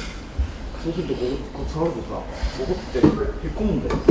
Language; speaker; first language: Japanese; native; Japanese